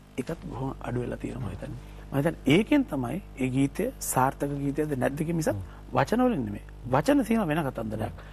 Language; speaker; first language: Sinhala; native; Sinhala